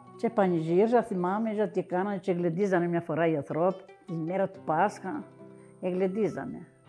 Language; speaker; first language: Greek; native; Greek